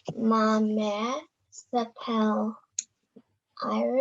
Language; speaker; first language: French; non-native, learner; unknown